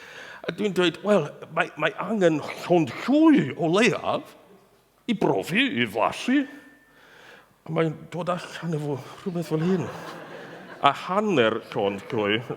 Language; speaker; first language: Welsh; non-native, fluent; English